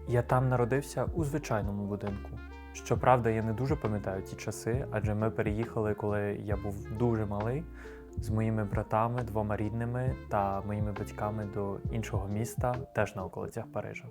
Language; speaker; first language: Ukrainian; non-native, fluent; French